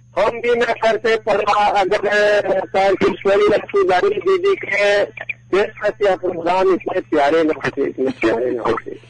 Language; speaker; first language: Hindi; native; Hindi